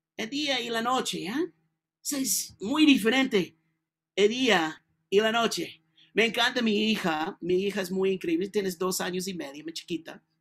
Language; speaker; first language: Spanish; non-native, learner; English